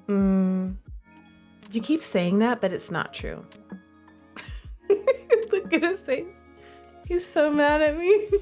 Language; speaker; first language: English; native; English